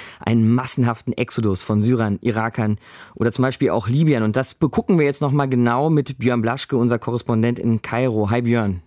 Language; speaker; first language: German; native; German